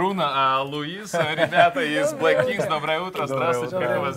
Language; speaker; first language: Russian; native; Russian